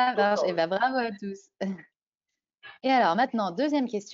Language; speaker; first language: French; native; French